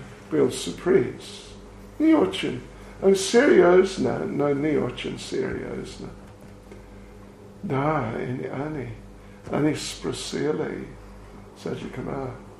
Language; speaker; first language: Russian; non-native, learner; English